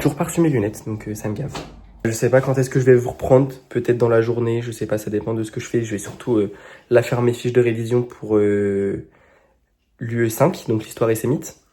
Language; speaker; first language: French; native; French